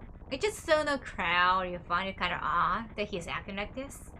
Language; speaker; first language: English; non-native, fluent; Japanese